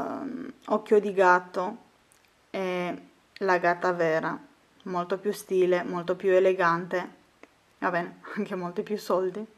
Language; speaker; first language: Italian; non-native, fluent; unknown